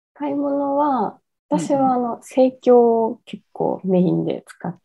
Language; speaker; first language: Japanese; native; Japanese